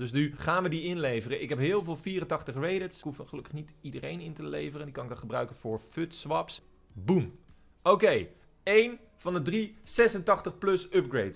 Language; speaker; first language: Dutch; native; Dutch